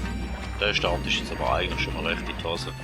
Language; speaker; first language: German; native; German